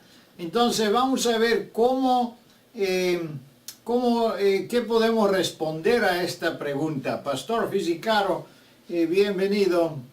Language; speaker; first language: Spanish; non-native, fluent; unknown